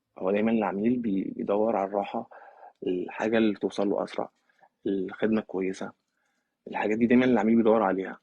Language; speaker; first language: Egyptian Arabic; native; Egyptian Arabic